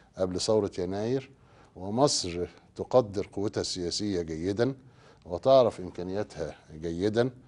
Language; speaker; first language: Arabic; native; Arabic